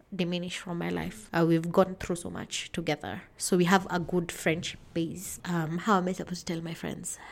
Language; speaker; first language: English; non-native, local second language; Kikuyu